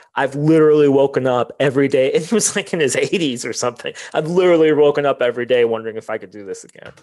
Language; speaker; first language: English; native; English